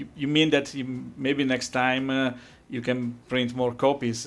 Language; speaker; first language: English; non-native, fluent; Italian